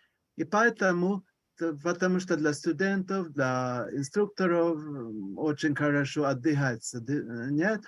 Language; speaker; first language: Russian; non-native, learner; Hungarian